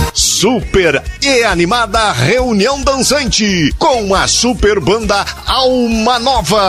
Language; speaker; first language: Portuguese; native; Portuguese